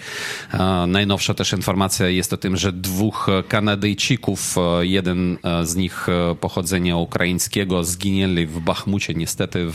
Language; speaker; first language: Polish; non-native, fluent; Ukrainian